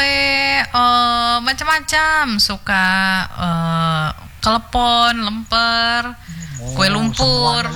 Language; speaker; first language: Indonesian; native; Indonesian